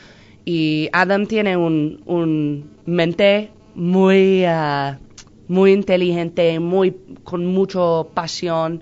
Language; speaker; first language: Spanish; non-native, learner; English